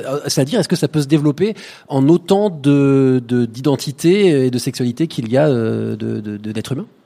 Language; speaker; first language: French; native; French